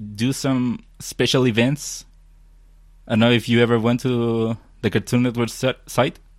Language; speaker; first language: English; non-native, fluent; Spanish